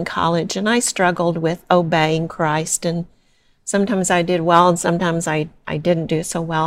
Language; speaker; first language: English; native; English